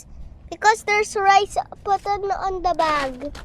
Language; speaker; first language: English; non-native, local second language; Filipino